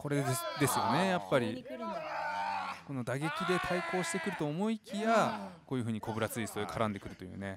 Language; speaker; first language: Japanese; native; Japanese